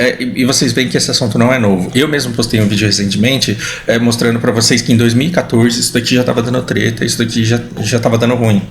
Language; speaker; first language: Portuguese; native; Portuguese